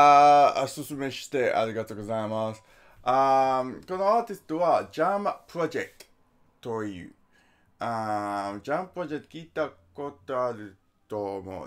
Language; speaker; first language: Japanese; non-native, learner; English